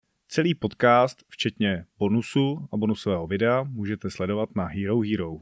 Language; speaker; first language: Czech; native; Czech